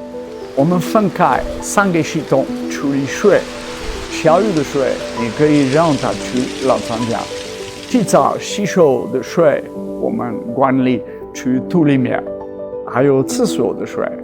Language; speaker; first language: Chinese; non-native, fluent; French